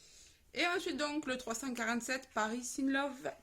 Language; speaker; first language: French; native; French